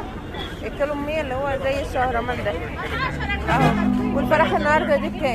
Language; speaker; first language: Arabic; native; Arabic